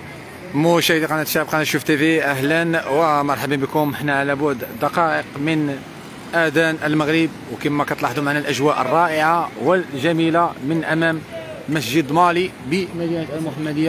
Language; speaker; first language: Arabic; native; Arabic